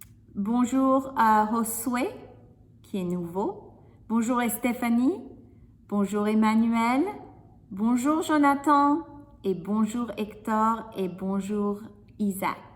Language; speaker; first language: French; non-native, fluent; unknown